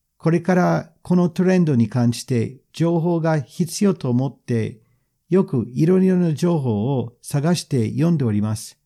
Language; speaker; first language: Japanese; non-native, fluent; English